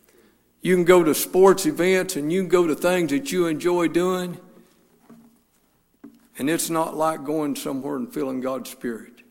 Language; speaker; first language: English; native; English